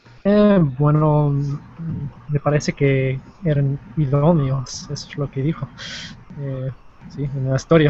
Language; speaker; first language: Spanish; non-native, learner; English